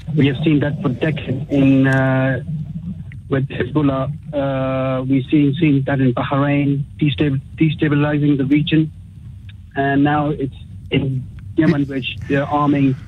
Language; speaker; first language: English; early bilingual, other home language; Urdu